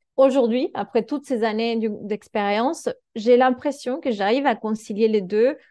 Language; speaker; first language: French; non-native, fluent; Spanish